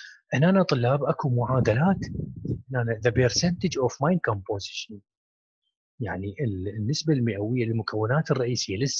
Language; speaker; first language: Arabic; native; Arabic